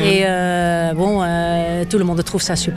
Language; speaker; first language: French; non-native, fluent; Dutch